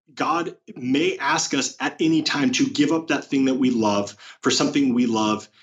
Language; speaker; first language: English; native; English